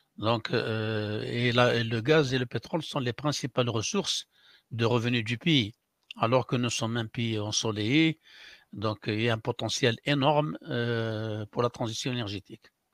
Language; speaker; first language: French; non-native, local second language; Arabic